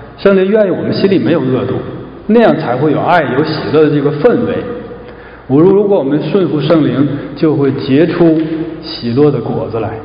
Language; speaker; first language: Chinese; native; Chinese